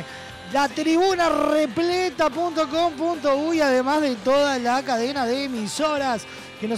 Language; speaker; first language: Spanish; native; Spanish